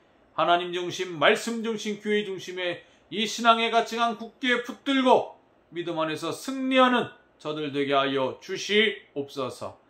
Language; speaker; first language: Korean; native; Korean